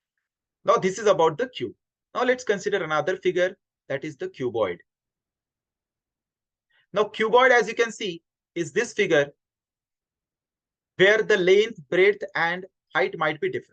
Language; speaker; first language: English; non-native, local second language; Hindi